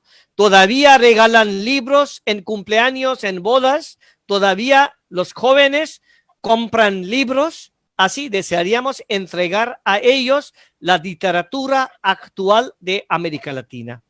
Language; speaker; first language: Spanish; non-native, fluent; Bangla